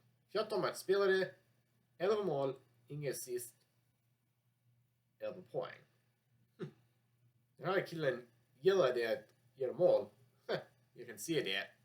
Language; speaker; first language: Swedish; non-native, learner; English